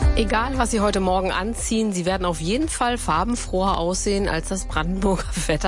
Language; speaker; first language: German; native; German